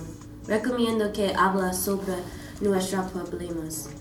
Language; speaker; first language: Spanish; non-native, learner; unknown